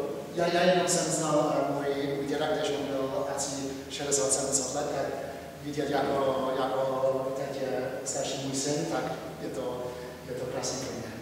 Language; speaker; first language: Czech; non-native, learner; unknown